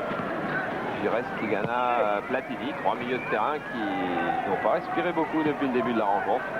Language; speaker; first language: French; native; French